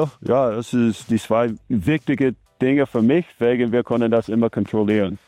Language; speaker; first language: German; non-native, learner; English